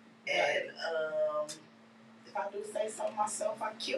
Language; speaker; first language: English; native; English